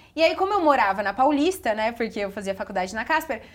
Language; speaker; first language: Portuguese; native; Portuguese